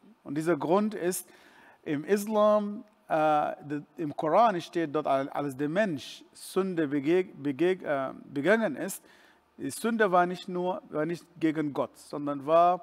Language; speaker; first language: German; non-native, fluent; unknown